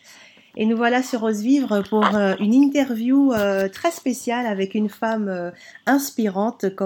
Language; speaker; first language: French; native; French